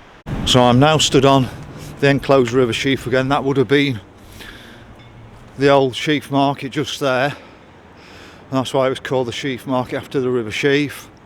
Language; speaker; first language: English; native; English